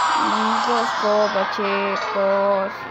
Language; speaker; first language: Spanish; native; Spanish